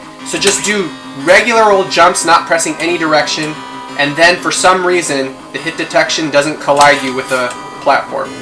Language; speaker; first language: English; native; English